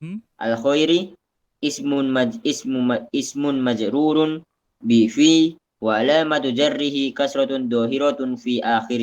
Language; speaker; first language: Arabic; non-native, learner; Indonesian